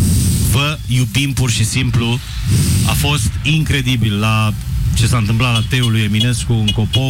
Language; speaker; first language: Romanian; native; Romanian